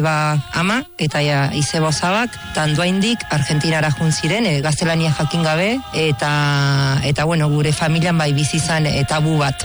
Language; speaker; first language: Basque; non-native, fluent; Spanish